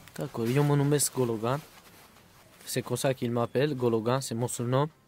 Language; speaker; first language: French; non-native, fluent; Romany